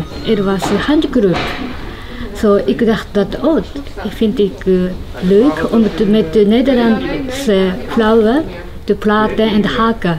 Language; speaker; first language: Dutch; non-native, learner; Japanese